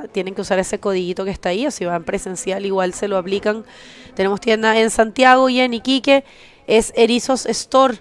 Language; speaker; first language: Spanish; native; Spanish